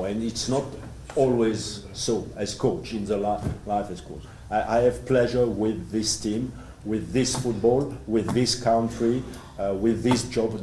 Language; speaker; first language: English; non-native, learner; French